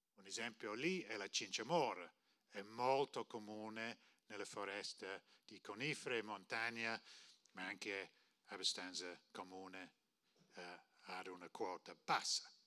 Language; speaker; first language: Italian; non-native, fluent; English